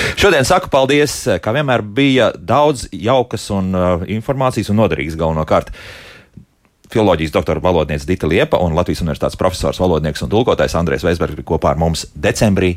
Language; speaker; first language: Latvian; native; Latvian